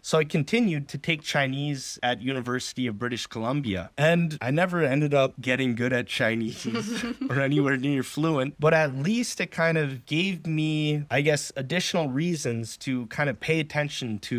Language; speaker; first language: English; native; English